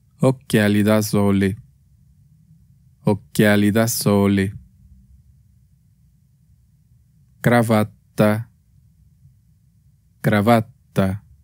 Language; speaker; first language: Italian; non-native, fluent; Spanish